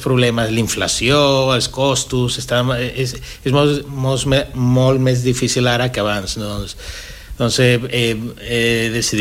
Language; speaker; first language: Catalan; non-native, fluent; Spanish